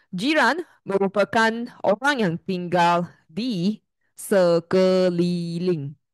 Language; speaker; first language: Malay; non-native, local second language; Chinese